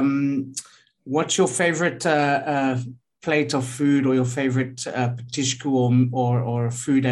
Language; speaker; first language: English; native; English